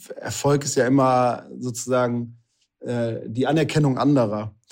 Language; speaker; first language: German; native; German